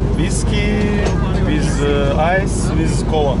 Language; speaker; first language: Russian; native; Russian